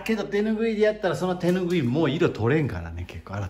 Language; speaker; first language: Japanese; native; Japanese